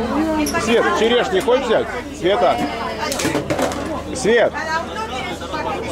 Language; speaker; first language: Russian; native; Russian